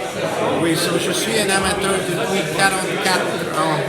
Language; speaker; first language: French; non-native, local second language; English